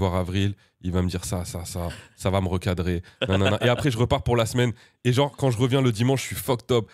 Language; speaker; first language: French; native; French